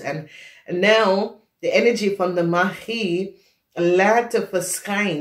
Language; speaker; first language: Dutch; non-native, fluent; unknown